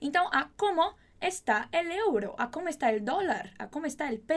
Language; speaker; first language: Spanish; non-native, fluent; Portuguese